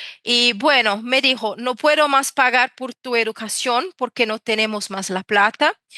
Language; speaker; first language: Spanish; non-native, fluent; Portuguese